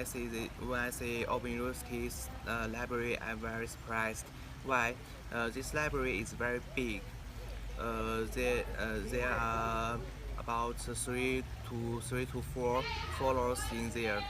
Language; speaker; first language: English; non-native, learner; Chinese